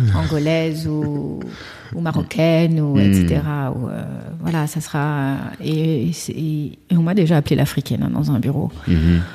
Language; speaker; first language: French; early bilingual, other home language; Kabuverdianu